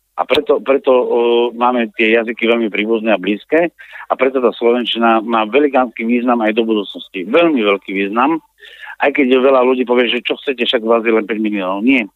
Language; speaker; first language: Slovak; native; Slovak